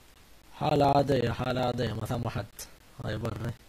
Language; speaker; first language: Arabic; native; Arabic